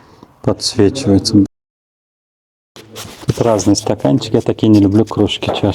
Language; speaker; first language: Russian; native; Russian